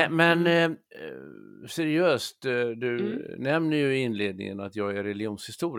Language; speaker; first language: Swedish; native; Swedish